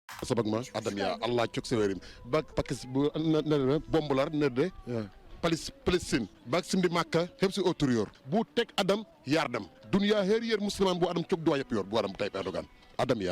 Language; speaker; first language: Turkish; non-native, learner; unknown